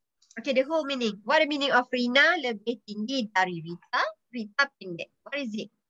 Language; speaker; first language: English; non-native, local second language; Malay